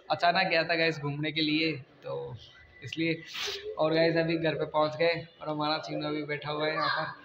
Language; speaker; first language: Hindi; native; Hindi